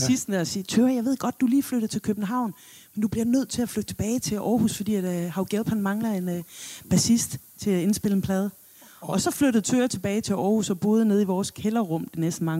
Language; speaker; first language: Danish; native; Danish